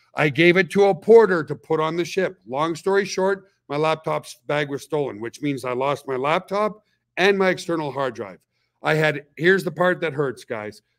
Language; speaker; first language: English; native; English